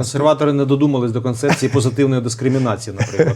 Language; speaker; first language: Ukrainian; native; Ukrainian